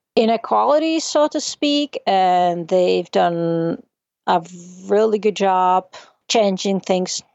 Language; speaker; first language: English; non-native, fluent; Czech